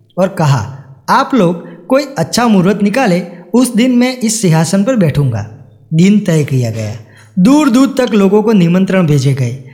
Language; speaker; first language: Hindi; non-native, local second language; Gujarati